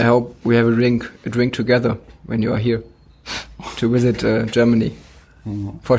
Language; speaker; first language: English; non-native, fluent; German